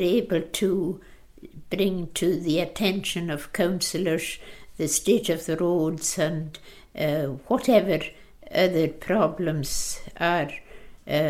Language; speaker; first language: English; non-native, local second language; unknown